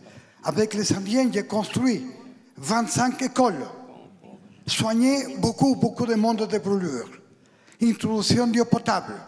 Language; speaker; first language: French; non-native, learner; Spanish